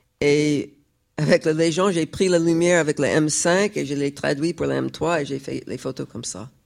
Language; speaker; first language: French; non-native, fluent; English